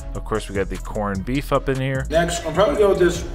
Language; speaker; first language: English; native; English